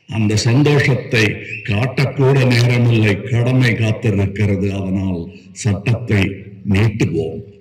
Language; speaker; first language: Tamil; native; Tamil